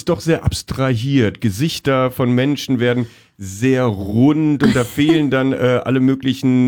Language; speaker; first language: German; native; German